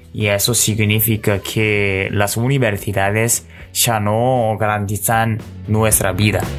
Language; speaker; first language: Spanish; non-native, learner; Korean